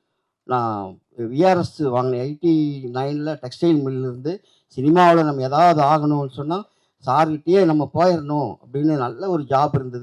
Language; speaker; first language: Tamil; native; Tamil